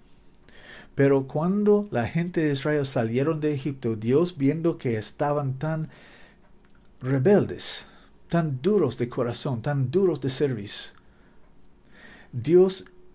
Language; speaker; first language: Spanish; non-native, learner; English